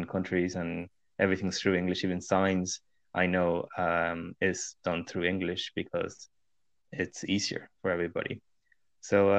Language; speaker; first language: English; non-native, fluent; Spanish